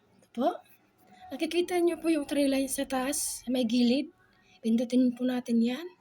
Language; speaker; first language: Filipino; non-native, local second language; Waray